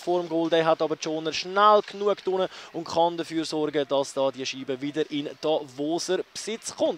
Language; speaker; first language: German; native; German